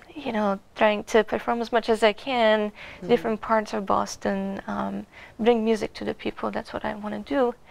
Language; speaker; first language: English; non-native, fluent; Bulgarian